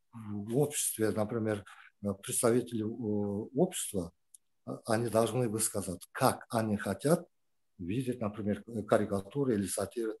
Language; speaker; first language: Russian; non-native, local second language; Kyrgyz